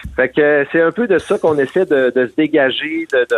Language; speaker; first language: French; native; French